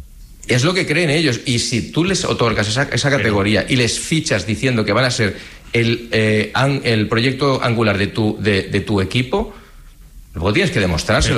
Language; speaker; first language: Spanish; native; Spanish